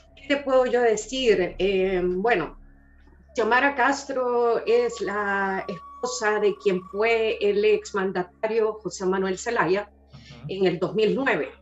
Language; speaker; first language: Spanish; native; Spanish